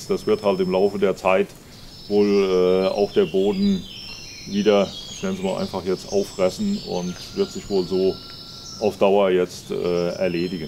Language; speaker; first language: German; native; German